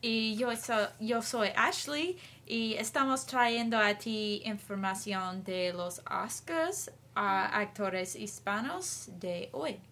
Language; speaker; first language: Spanish; non-native, learner; English